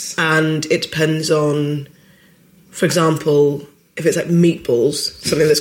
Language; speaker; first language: English; native; English